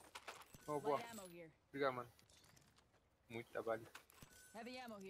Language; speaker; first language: Portuguese; non-native, learner; Spanish